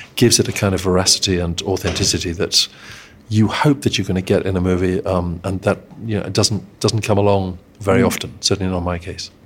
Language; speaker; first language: English; native; English